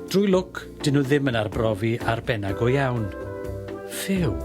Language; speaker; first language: Welsh; native; Welsh